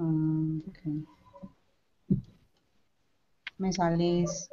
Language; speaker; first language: English; non-native, learner; Spanish